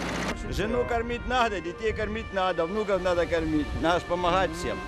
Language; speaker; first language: Russian; native; Russian